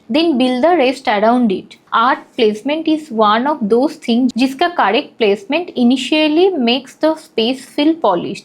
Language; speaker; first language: English; non-native, local second language; Hindi